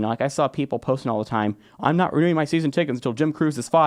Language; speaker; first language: English; native; English